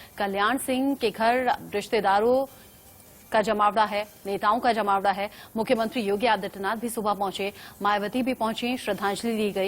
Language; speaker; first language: Hindi; native; Hindi